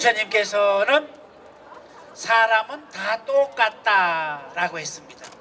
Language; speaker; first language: Korean; native; Korean